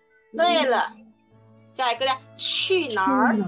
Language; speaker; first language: Chinese; non-native, fluent; Indonesian